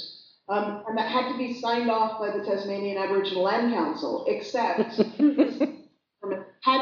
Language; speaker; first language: English; native; English